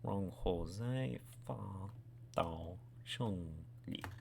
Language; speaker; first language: Chinese; non-native, learner; English